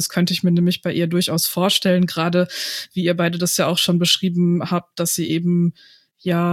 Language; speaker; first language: German; native; German